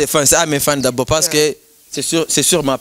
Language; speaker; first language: French; non-native, local second language; Rundi